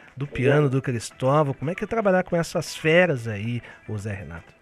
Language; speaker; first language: Portuguese; native; Portuguese